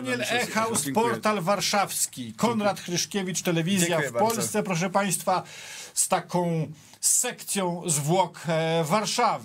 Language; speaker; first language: Polish; native; Polish